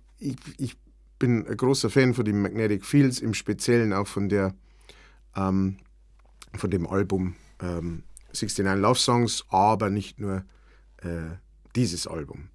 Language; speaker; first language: German; native; German